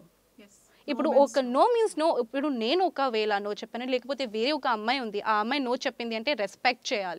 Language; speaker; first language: Telugu; non-native, local second language; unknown